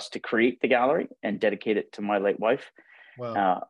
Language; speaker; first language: English; native; English